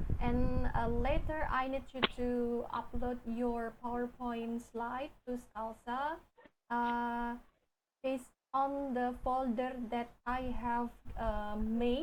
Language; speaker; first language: English; non-native, fluent; Indonesian